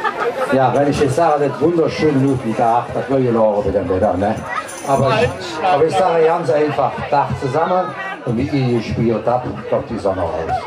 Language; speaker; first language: German; native; German